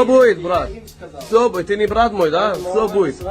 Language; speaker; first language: Russian; early bilingual, heritage; Russian